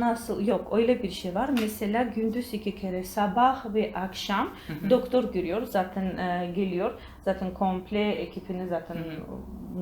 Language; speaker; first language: Turkish; non-native, learner; Georgian